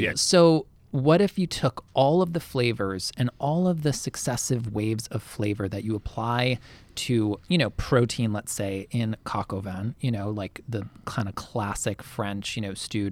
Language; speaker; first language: English; native; English